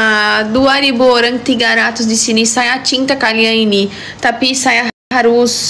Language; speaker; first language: Indonesian; non-native, learner; Portuguese